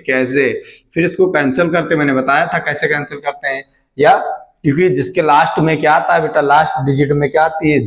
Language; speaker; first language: Hindi; native; Hindi